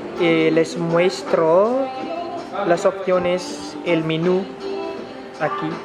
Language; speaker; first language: Spanish; non-native, fluent; Filipino